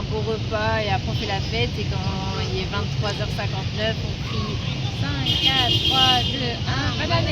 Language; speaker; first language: French; native; French